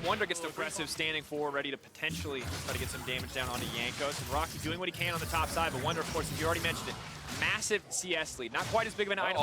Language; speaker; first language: English; native; English